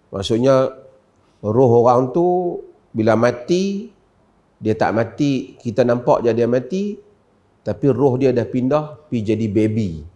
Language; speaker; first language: Malay; native; Malay